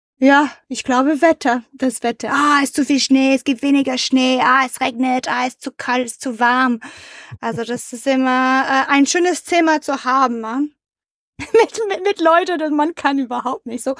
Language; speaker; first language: German; non-native, learner; French